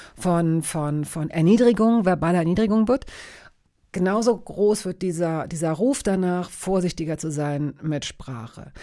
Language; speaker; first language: German; native; German